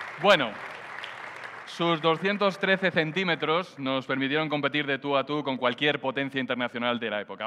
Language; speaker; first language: Spanish; native; Spanish